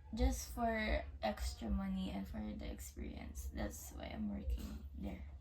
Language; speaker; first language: English; native; English